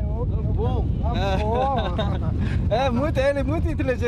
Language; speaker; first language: Portuguese; non-native, learner; Korean